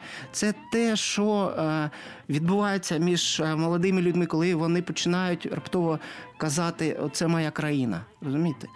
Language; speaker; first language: Ukrainian; non-native, local second language; Russian